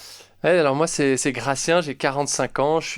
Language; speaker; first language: French; native; French